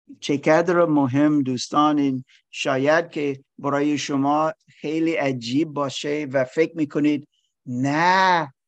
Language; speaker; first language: Persian; non-native, learner; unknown